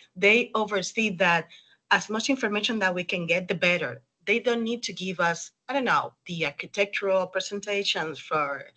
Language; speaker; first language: English; non-native, fluent; Spanish